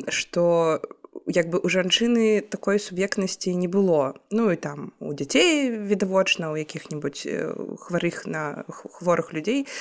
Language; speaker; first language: Belarusian; non-native, local second language; Russian